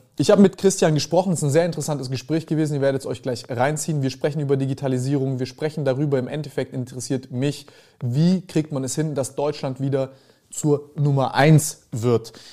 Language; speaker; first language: German; early bilingual, other home language; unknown